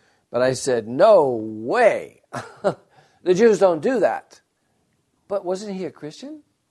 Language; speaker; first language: English; native; English